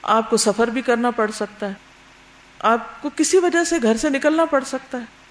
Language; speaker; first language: Urdu; native; Urdu